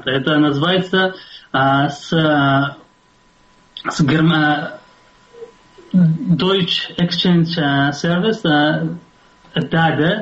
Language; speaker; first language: Russian; non-native, local second language; Uzbek